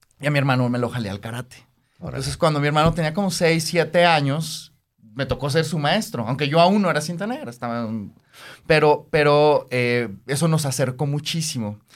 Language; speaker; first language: Spanish; native; Spanish